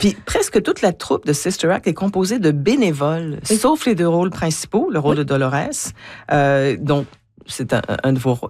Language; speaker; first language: French; native; French